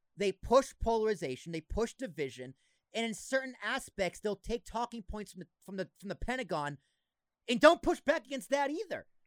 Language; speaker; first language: English; native; English